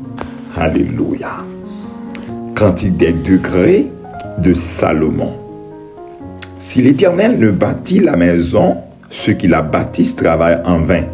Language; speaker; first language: French; non-native, local second language; Haitian Creole